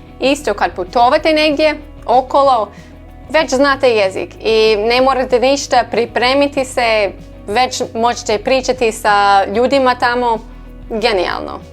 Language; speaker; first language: Croatian; non-native, learner; English